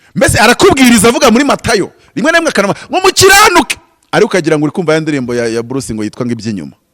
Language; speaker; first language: Kinyarwanda; native; Kinyarwanda